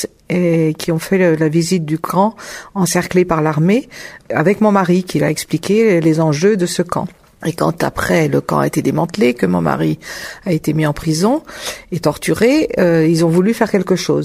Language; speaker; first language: French; native; French